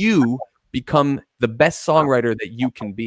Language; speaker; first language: English; native; English